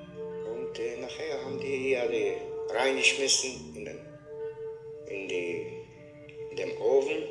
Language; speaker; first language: German; non-native, learner; Polish